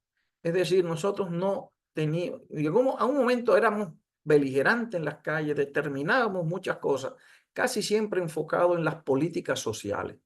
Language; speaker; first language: Spanish; native; Spanish